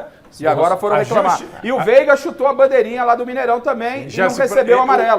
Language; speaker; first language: Portuguese; native; Portuguese